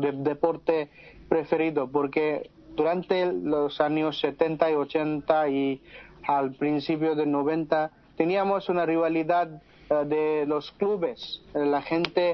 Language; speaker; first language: Spanish; non-native, fluent; Bangla